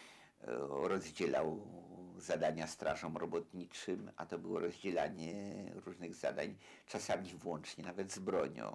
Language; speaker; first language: Polish; native; Polish